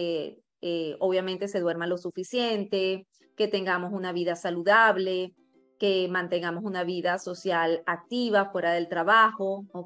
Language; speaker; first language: Spanish; native; Spanish